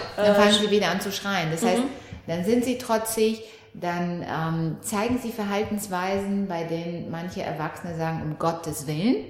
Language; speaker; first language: German; early bilingual, other home language; Romanian